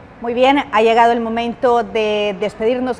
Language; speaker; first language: Spanish; native; Spanish